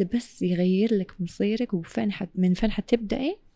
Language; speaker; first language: Arabic; non-native, local second language; English